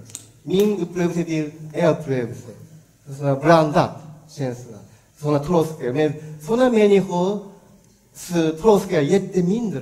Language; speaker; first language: Swedish; non-native, learner; Japanese